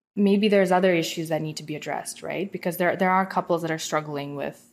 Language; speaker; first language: English; non-native, fluent; Russian